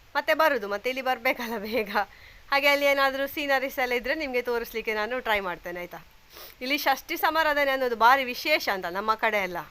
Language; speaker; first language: Kannada; non-native, local second language; Tulu